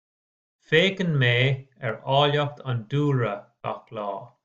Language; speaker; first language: Irish; non-native, learner; English